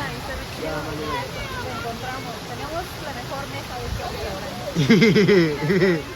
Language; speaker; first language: Spanish; native; Spanish